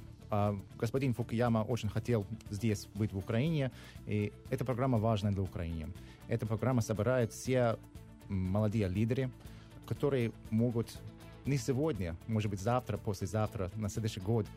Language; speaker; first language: Russian; non-native, learner; English